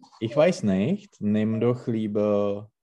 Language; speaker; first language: German; non-native, learner; Czech